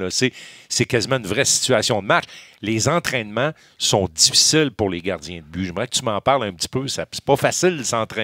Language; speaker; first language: French; native; French